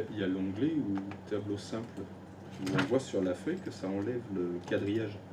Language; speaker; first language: French; native; French